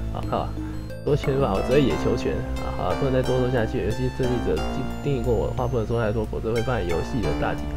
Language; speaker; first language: Chinese; native; Chinese